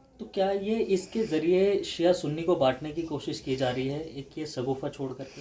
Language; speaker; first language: Hindi; native; Hindi